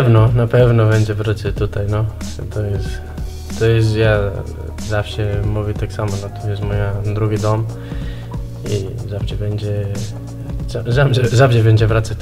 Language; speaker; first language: Polish; non-native, learner; Spanish